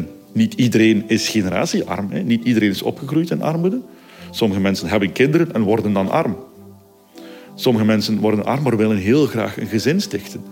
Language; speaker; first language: Dutch; native; Dutch